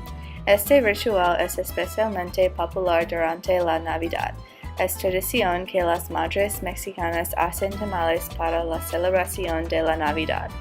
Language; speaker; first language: Spanish; non-native, learner; English